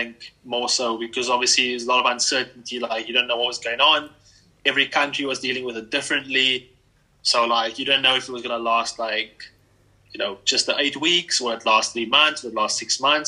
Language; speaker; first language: English; native; English